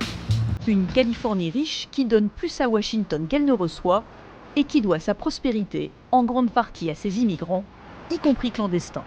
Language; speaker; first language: French; native; French